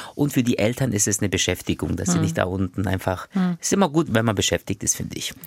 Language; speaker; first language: German; early bilingual, other home language; Turkish